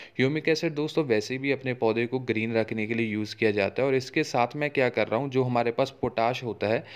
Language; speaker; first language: Hindi; native; Hindi